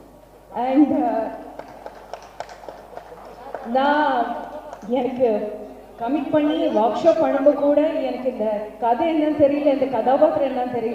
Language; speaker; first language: Tamil; non-native, fluent; Malayalam